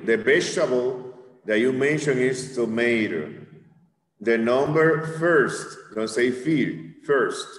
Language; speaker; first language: English; non-native, fluent; Spanish